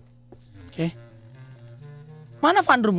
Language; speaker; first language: Indonesian; native; Indonesian